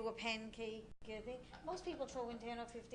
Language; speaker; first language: English; native; English